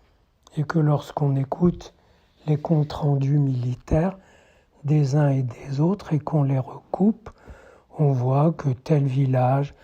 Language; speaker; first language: French; native; French